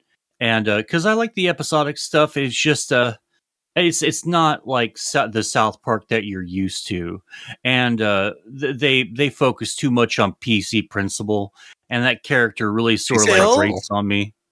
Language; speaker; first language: English; native; English